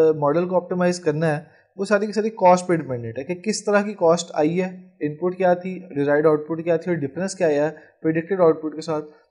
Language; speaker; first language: Urdu; non-native, local second language; Punjabi